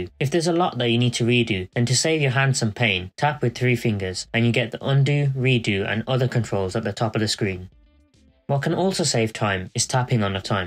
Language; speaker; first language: English; native; English